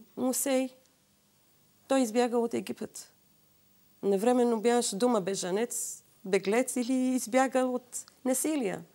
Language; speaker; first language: Bulgarian; non-native, fluent; Assyrian Neo-Aramaic